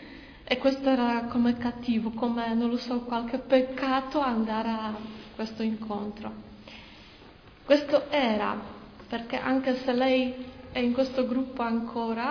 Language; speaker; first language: Italian; non-native, learner; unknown